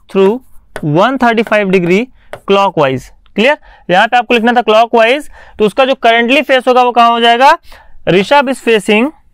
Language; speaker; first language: Hindi; native; Hindi